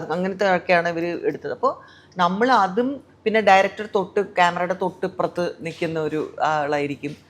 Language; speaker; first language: Malayalam; non-native, local second language; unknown